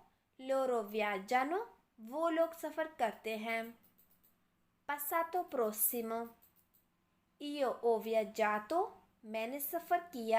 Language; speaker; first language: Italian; non-native, fluent; Urdu